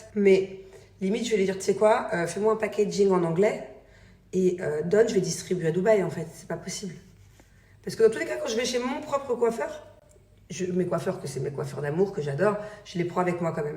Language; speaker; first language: French; native; French